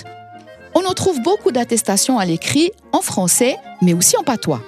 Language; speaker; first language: French; native; French